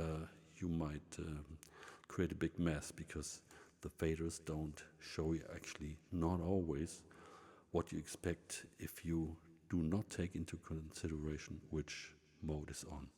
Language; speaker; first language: English; non-native, fluent; German